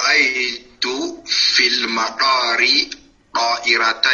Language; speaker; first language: Arabic; non-native, learner; French